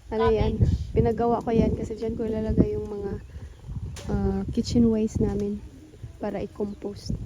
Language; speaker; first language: Filipino; native; Filipino